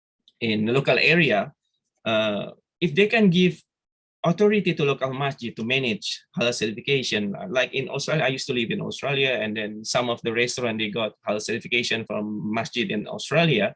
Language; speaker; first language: English; non-native, fluent; Indonesian